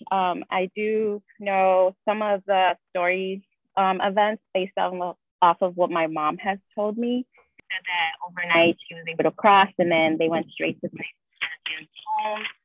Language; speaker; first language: English; early bilingual, other home language; Spanish